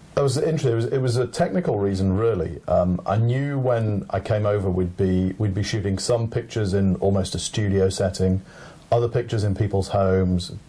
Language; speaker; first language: English; native; English